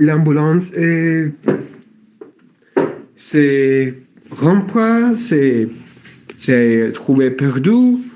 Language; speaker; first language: French; non-native, learner; Spanish